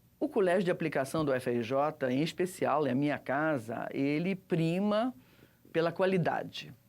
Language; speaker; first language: Portuguese; early bilingual, other home language; Russian